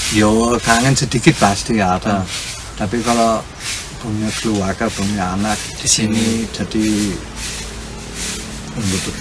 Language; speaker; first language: Indonesian; non-native, fluent; German